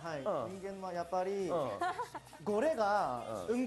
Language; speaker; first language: Japanese; non-native, learner; Korean